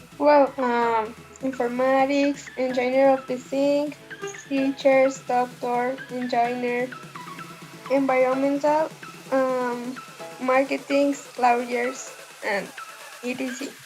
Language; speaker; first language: English; non-native, learner; Spanish